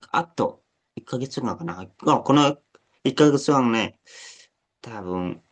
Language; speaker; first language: Japanese; non-native, learner; Indonesian